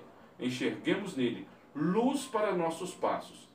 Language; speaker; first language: Portuguese; native; Portuguese